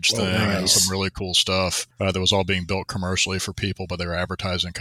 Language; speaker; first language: English; native; English